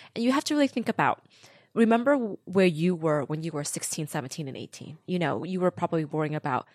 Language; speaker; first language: English; early bilingual, other home language; Vietnamese